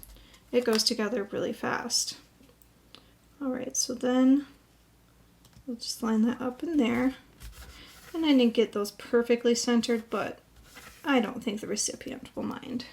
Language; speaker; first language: English; native; English